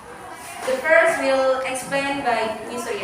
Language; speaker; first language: English; non-native, learner; Indonesian